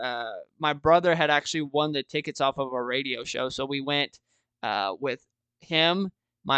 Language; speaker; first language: English; native; English